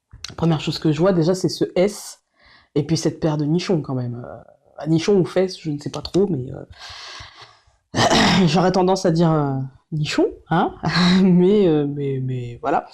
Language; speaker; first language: French; native; French